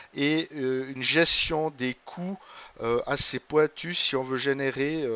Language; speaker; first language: French; native; French